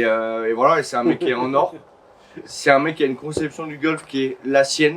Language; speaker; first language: French; native; French